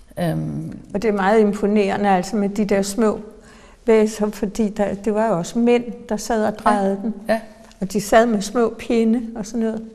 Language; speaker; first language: Danish; native; Danish